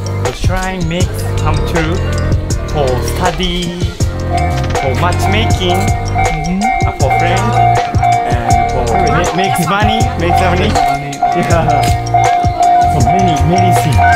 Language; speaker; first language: English; non-native, learner; Japanese